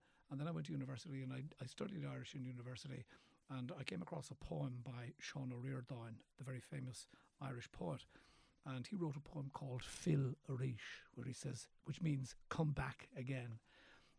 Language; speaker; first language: English; native; English